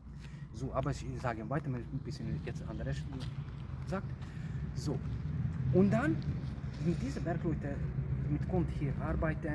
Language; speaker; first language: German; non-native, learner; Hungarian